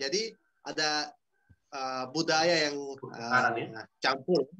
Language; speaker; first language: Indonesian; non-native, fluent; Uzbek